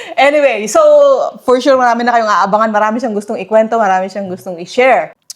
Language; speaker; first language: Filipino; native; Filipino